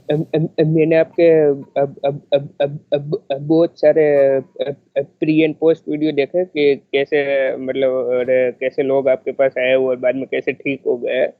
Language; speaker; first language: Hindi; non-native, local second language; Gujarati